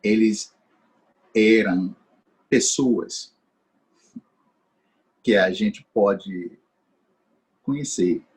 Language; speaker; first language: Portuguese; non-native, fluent; English